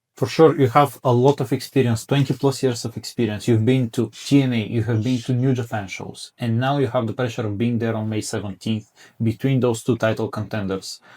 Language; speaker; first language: English; non-native, fluent; Bulgarian